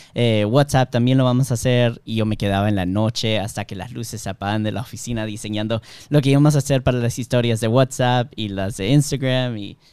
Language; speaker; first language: Spanish; early bilingual, heritage; Spanish